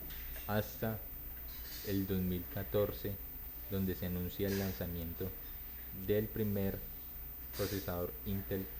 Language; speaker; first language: Spanish; native; Spanish